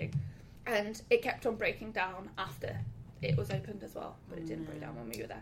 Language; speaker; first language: English; native; English